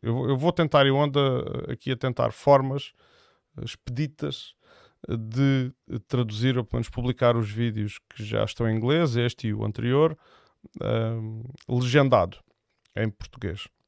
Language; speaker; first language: Portuguese; native; Portuguese